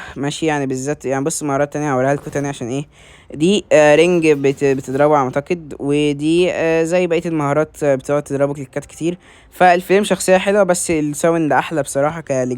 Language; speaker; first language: Arabic; native; Arabic